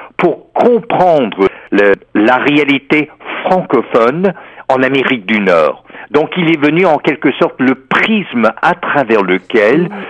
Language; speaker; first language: French; non-native, fluent; English